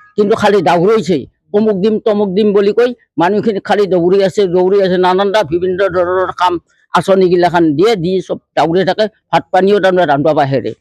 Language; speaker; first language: Assamese; non-native, local second language; Bangla